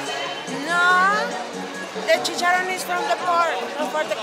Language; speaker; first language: English; non-native, learner; Spanish